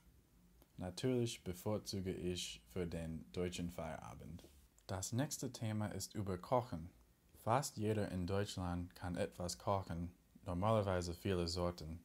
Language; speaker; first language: German; non-native, learner; English